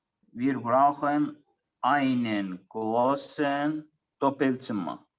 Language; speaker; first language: German; non-native, learner; Azerbaijani